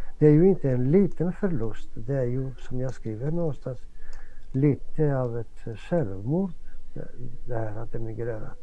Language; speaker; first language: Swedish; non-native, fluent; Greek